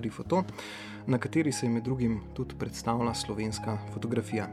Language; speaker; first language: Slovenian; native; Slovenian